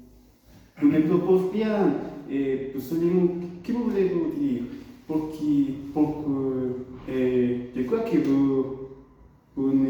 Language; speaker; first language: French; non-native, learner; Spanish